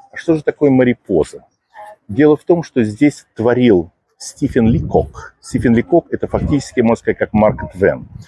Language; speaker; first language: Russian; native; Russian